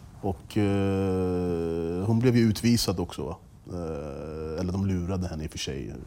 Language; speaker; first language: Swedish; native; Swedish